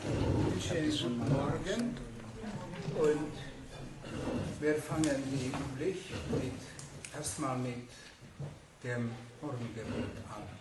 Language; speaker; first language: German; non-native, fluent; Hungarian